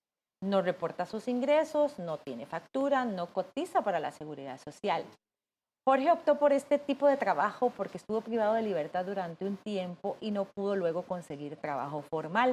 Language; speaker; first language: Spanish; native; Spanish